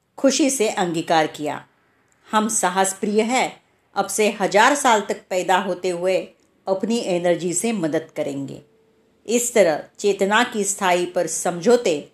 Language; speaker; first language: Hindi; non-native, local second language; Marathi